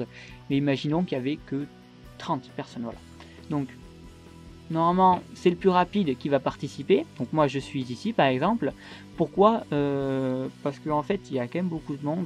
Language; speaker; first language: French; native; French